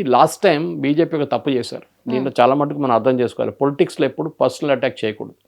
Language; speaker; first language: Telugu; non-native, local second language; Malayalam